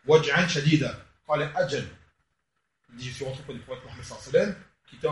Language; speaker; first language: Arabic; non-native, fluent; French